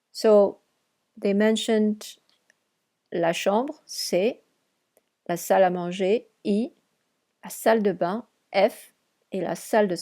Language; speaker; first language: French; non-native, fluent; English